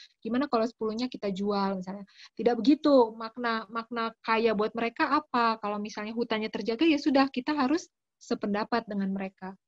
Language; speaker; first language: Indonesian; native; Indonesian